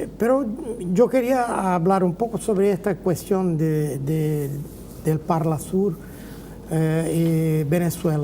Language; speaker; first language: Spanish; non-native, fluent; Portuguese